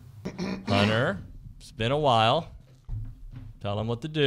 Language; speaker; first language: English; native; English